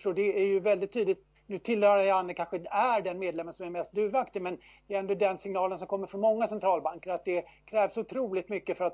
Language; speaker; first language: Swedish; native; Swedish